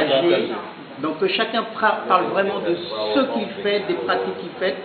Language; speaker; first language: French; native; French